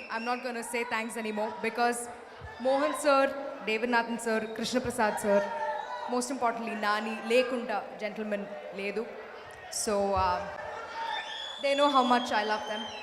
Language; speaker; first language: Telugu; non-native, learner; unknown